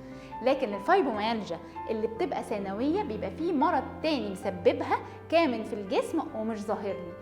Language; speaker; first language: Arabic; native; Arabic